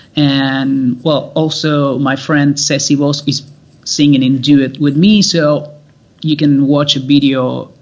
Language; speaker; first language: English; non-native, fluent; Spanish